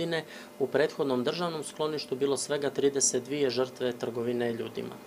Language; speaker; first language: Serbian; native; Serbian